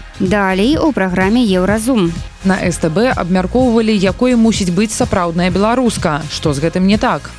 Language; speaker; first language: Belarusian; native; Belarusian